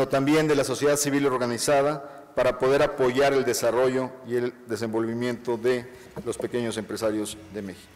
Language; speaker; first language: Spanish; native; Spanish